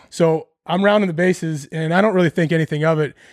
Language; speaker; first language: English; native; English